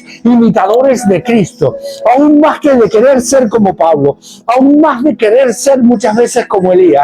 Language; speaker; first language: Spanish; native; Spanish